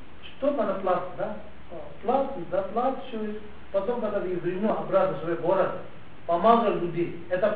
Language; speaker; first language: Russian; non-native, learner; Tibetan